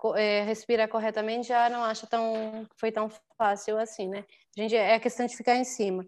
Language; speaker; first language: Portuguese; non-native, local second language; Kabuverdianu